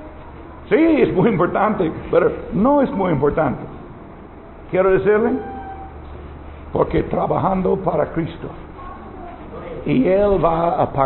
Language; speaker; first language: Spanish; non-native, learner; English